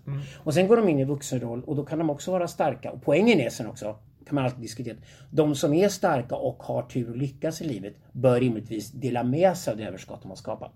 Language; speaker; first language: Swedish; native; Swedish